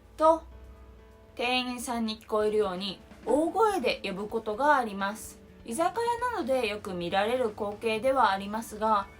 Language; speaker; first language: Japanese; native; Japanese